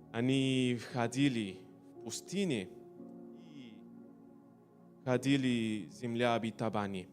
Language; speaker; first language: Russian; non-native, learner; Spanish